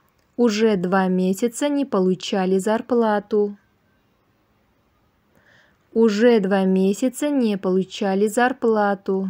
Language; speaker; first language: Russian; non-native, local second language; Uzbek